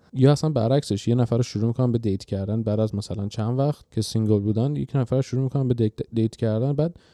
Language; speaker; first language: Persian; native; Persian